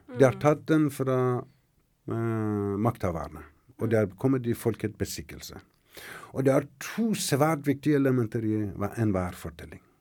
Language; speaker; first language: Norwegian; non-native, fluent; Persian